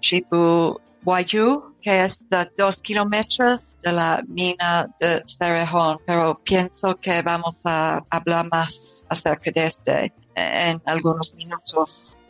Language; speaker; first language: Spanish; non-native, learner; English